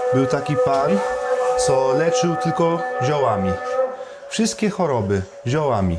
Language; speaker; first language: Polish; early bilingual, heritage; Polish